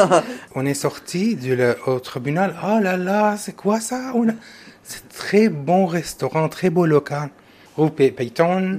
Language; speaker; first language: French; non-native, learner; Arabic